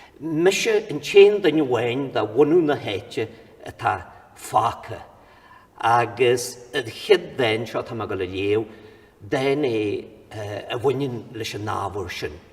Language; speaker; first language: Irish; native; Irish